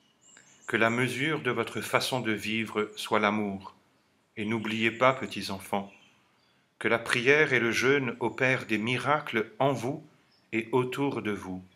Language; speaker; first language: French; native; French